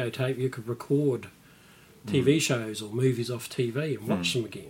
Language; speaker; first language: English; native; English